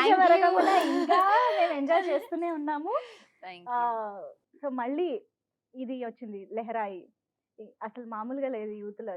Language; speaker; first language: Telugu; native; Telugu